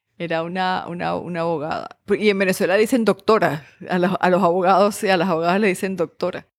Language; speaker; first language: Spanish; native; Spanish